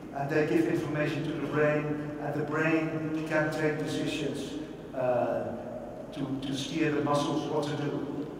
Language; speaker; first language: English; non-native, fluent; Dutch